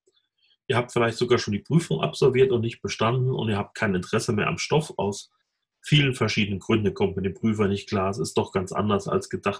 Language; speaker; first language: German; native; German